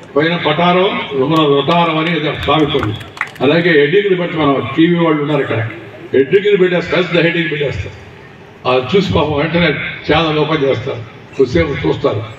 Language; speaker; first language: Telugu; native; Telugu